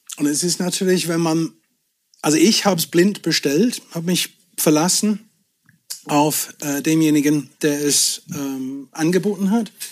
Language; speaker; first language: German; non-native, fluent; English